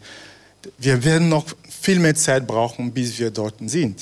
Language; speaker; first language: German; non-native, fluent; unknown